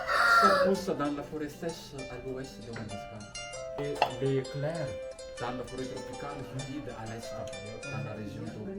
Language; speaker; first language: French; non-native, local second language; Malagasy